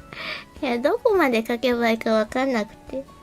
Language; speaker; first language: Japanese; native; Japanese